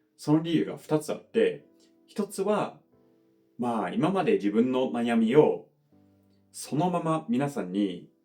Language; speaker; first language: Japanese; non-native, fluent; English